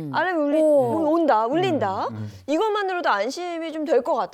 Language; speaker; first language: Korean; native; Korean